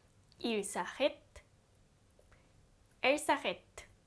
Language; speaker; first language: French; non-native, fluent; Japanese